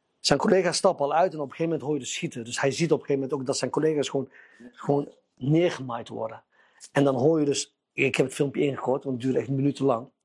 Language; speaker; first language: Dutch; early bilingual, other home language; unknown